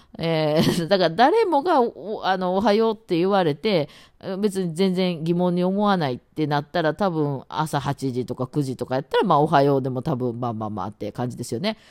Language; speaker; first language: Japanese; native; Japanese